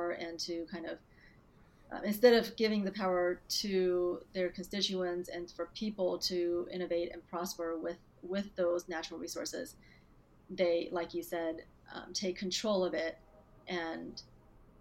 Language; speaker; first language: English; native; English